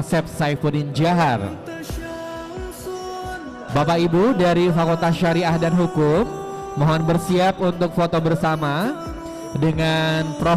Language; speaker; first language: Indonesian; native; Indonesian